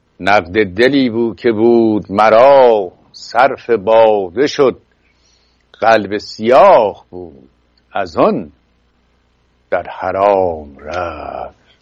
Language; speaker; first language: Persian; native; Persian